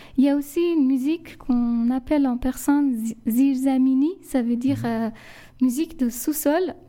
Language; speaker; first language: French; non-native, fluent; Persian